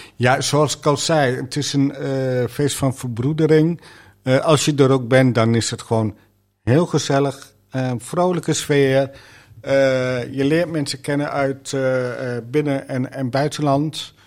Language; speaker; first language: Dutch; native; Dutch